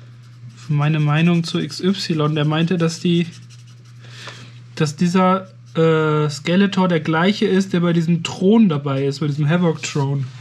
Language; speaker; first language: German; native; German